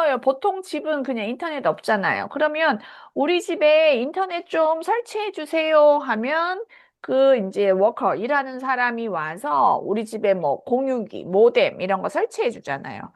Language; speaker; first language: Korean; native; Korean